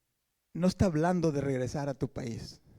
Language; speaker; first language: Spanish; native; Spanish